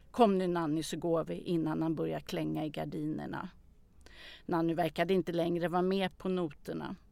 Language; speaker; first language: Swedish; native; Swedish